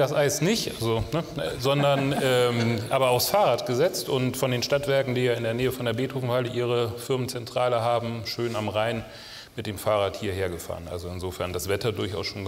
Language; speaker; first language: German; native; German